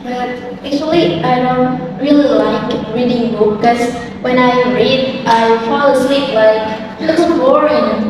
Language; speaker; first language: English; non-native, learner; Indonesian